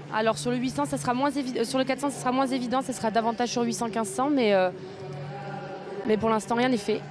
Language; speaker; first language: French; native; French